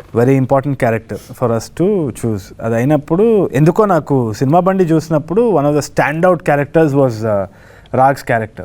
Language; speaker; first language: Telugu; native; Telugu